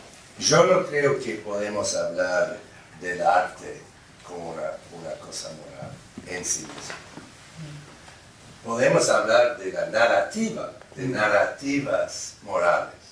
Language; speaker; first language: Spanish; non-native, fluent; English